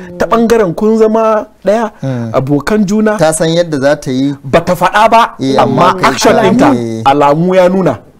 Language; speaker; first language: Hausa; non-native, local second language; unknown